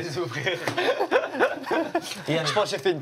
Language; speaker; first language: French; native; French